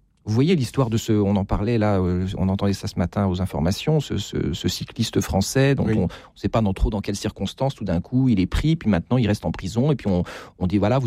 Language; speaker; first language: French; native; French